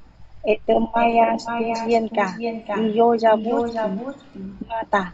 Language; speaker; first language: Russian; non-native, learner; Vietnamese